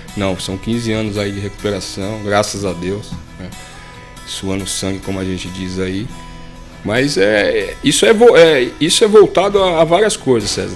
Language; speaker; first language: Portuguese; native; Portuguese